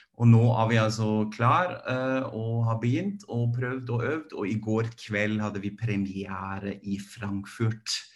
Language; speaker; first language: Norwegian; non-native, fluent; German